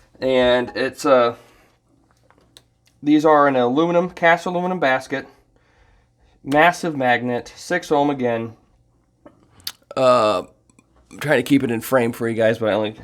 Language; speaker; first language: English; native; English